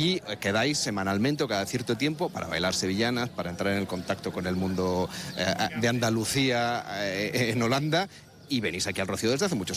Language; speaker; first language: Spanish; native; Spanish